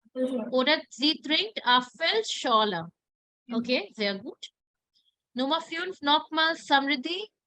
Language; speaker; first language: German; non-native, fluent; Hindi